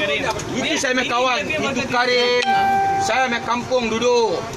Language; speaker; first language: Malay; native; Malay